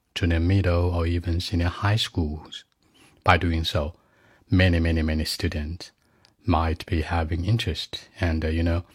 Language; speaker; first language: English; non-native, fluent; Chinese